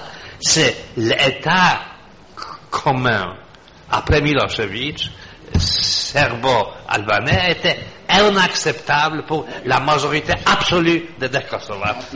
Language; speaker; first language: French; non-native, fluent; Polish